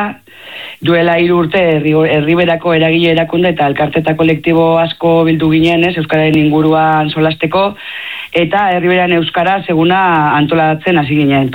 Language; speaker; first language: Basque; non-native, local second language; Spanish